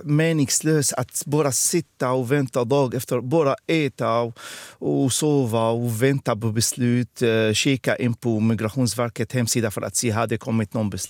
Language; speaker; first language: Swedish; non-native, fluent; Arabic